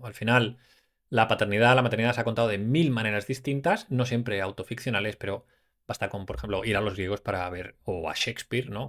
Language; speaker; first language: Spanish; native; Spanish